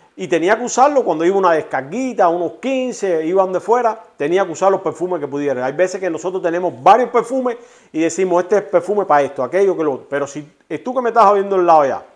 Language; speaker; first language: Spanish; native; Spanish